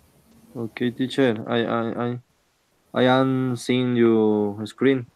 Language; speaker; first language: English; non-native, learner; Spanish